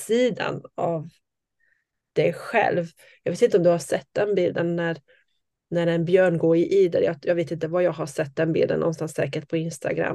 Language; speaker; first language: Swedish; non-native, fluent; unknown